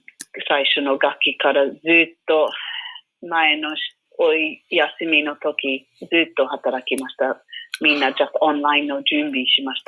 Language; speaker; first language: Japanese; non-native, learner; English